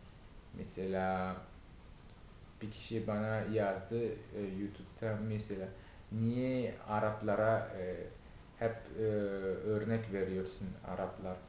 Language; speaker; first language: Turkish; non-native, fluent; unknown